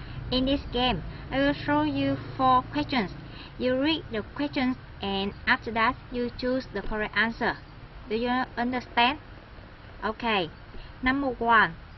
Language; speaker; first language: English; non-native, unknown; Vietnamese